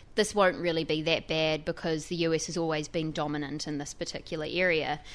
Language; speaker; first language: English; native; English